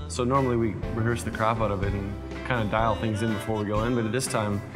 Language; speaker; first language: English; native; English